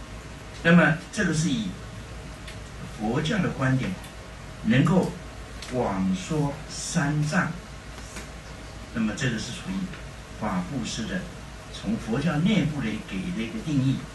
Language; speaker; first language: Chinese; native; Chinese